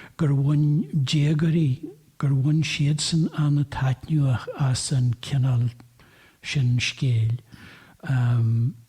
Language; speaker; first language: Irish; native; Irish